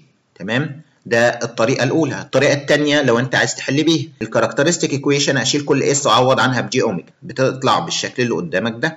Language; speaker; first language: Arabic; native; Arabic